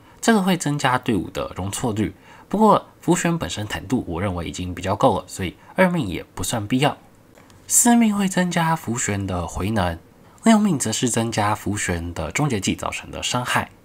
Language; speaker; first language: Chinese; native; Chinese